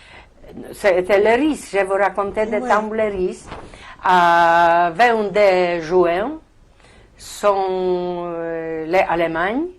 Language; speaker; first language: French; non-native, learner; Polish